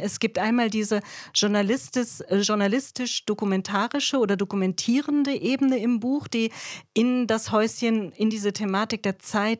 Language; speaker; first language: German; native; German